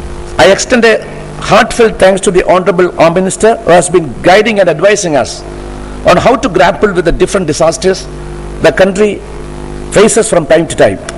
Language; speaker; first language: English; non-native, local second language; Malayalam